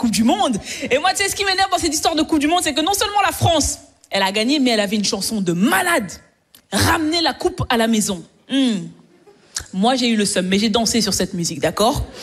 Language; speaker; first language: French; native; French